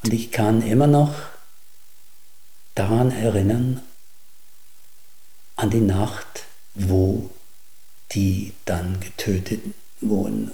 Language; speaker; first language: German; non-native, fluent; English